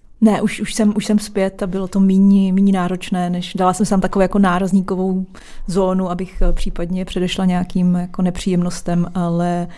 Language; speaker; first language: Czech; native; Czech